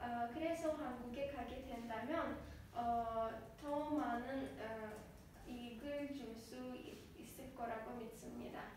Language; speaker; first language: Korean; non-native, learner; Azerbaijani